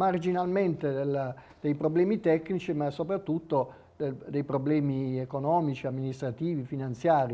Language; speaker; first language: Italian; native; Italian